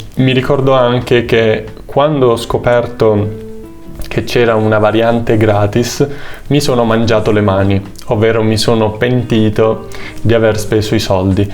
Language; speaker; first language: Italian; native; Italian